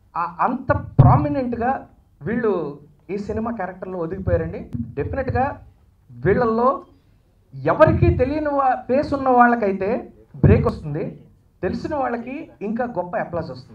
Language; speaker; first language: Telugu; native; Telugu